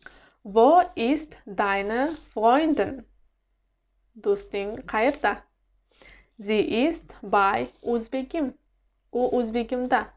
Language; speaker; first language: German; non-native, fluent; Uzbek